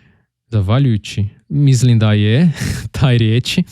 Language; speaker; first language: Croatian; non-native, learner; Portuguese